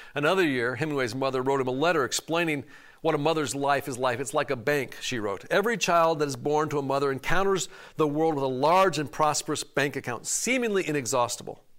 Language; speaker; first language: English; native; English